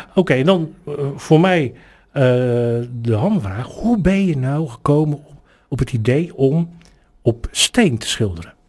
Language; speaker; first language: Dutch; native; Dutch